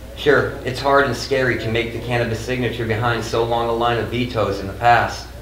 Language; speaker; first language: English; native; English